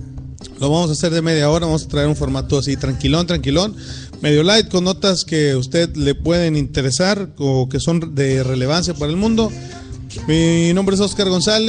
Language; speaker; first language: Spanish; native; Spanish